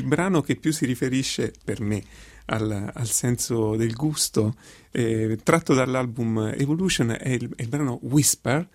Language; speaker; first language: Italian; native; Italian